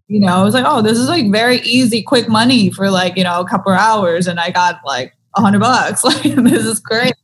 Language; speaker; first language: English; early bilingual, other home language; Thai